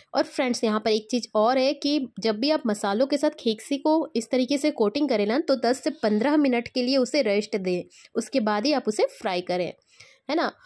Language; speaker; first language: Hindi; native; Hindi